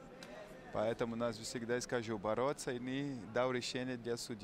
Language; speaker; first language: Russian; non-native, learner; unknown